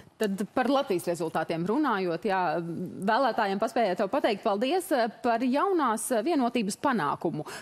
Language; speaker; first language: Latvian; native; Latvian